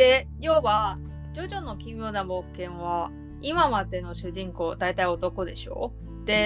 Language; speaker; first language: Japanese; non-native, learner; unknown